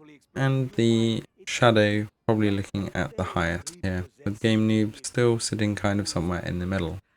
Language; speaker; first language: English; native; English